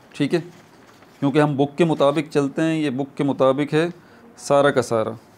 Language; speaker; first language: Urdu; native; Urdu